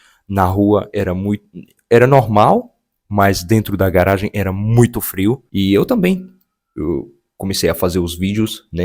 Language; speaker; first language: Portuguese; non-native, fluent; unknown